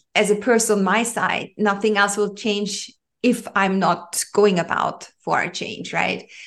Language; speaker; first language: English; non-native, fluent; German